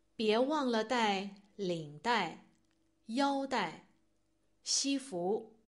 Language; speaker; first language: Chinese; non-native, learner; Russian